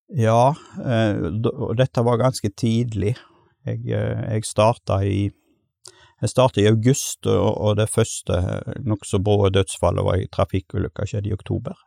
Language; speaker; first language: Norwegian; native; Norwegian